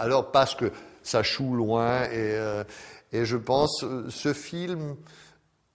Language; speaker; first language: French; non-native, fluent; German